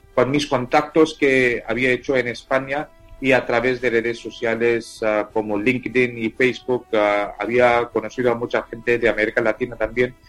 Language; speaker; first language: Spanish; non-native, fluent; Tamil